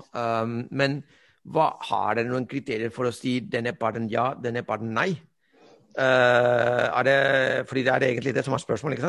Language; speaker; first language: Norwegian; non-native, fluent; Spanish